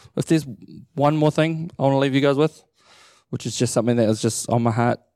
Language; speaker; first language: English; native; English